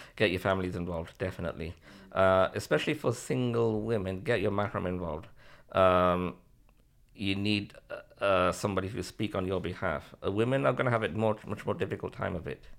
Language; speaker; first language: English; native; English